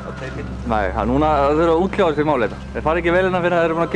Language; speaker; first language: Icelandic; native; Icelandic